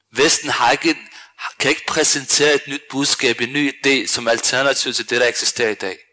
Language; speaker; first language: Danish; early bilingual, other home language; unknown